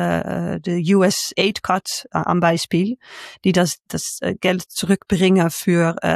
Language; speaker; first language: German; non-native, fluent; Dutch